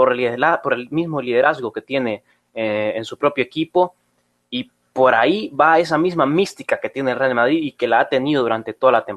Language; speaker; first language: Spanish; native; Spanish